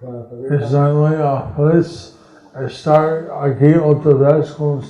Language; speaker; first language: Spanish; non-native, learner; English